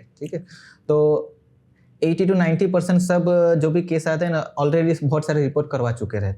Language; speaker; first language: Hindi; non-native, local second language; Gujarati